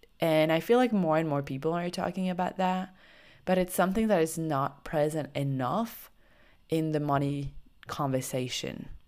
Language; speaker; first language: English; non-native, fluent; French